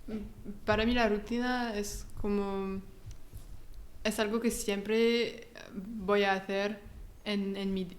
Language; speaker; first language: Spanish; non-native, learner; French